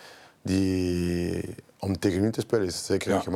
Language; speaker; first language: Dutch; non-native, local second language; French